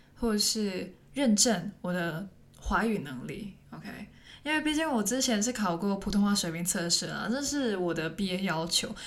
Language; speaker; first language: Chinese; non-native, local second language; Cantonese